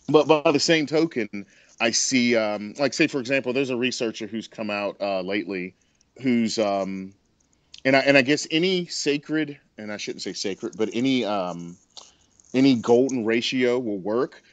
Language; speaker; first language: English; native; English